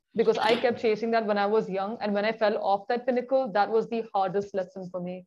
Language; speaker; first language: English; non-native, local second language; Malayalam